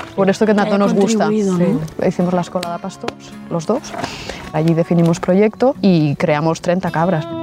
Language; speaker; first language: Spanish; native; Spanish